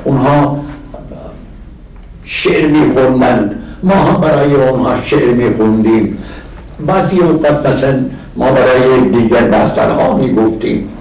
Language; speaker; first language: Persian; non-native, fluent; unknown